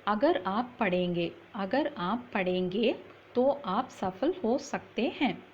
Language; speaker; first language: Hindi; non-native, local second language; Tamil